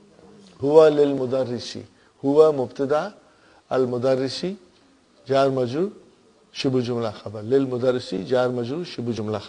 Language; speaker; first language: Arabic; non-native, fluent; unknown